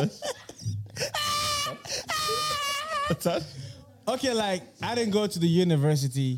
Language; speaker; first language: English; non-native, local second language; Igbo